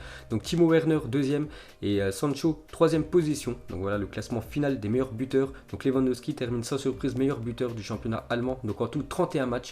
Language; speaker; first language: French; native; French